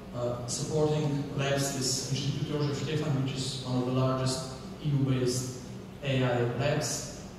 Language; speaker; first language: English; non-native, fluent; Slovenian